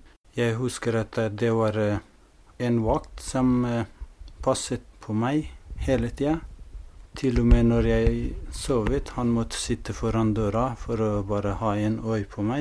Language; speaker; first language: Norwegian; non-native, fluent; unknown